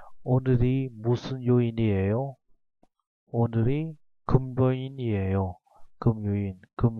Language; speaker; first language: Korean; non-native, fluent; Vietnamese